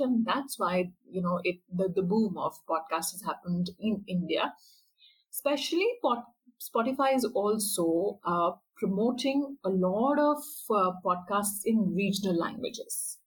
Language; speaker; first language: English; non-native, local second language; Hindi